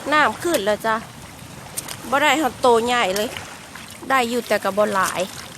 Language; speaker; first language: Thai; native; Thai